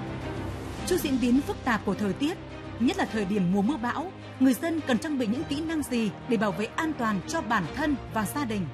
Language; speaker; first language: Vietnamese; native; Vietnamese